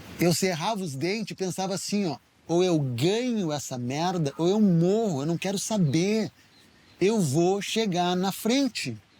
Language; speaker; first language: Portuguese; native; Portuguese